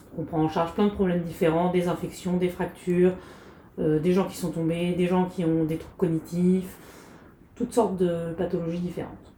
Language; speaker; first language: French; native; French